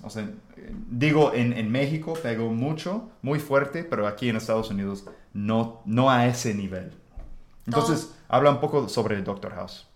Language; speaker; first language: Spanish; non-native, fluent; English